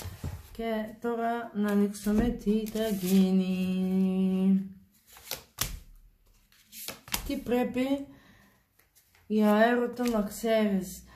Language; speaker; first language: Greek; non-native, learner; Bulgarian